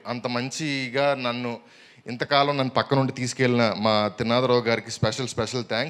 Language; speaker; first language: Telugu; native; Telugu